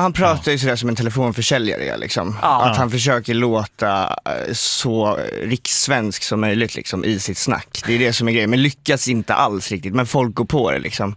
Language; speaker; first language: Swedish; native; Swedish